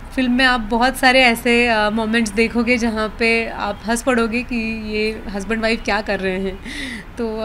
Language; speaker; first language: Hindi; non-native, local second language; Marathi